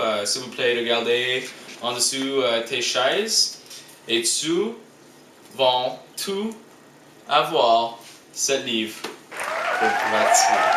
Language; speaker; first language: French; non-native, learner; English